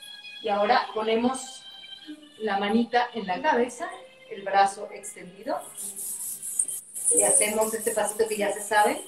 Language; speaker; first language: Spanish; native; Spanish